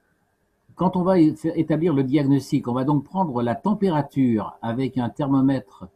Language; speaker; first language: French; native; French